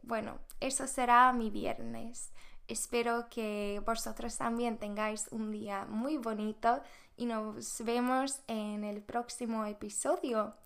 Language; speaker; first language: Spanish; non-native, fluent; Swedish